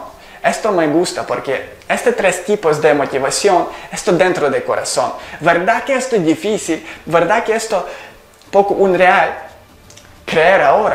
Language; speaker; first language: Spanish; non-native, learner; Ukrainian